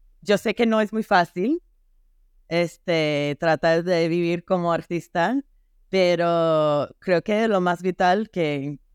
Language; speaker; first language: Spanish; non-native, fluent; English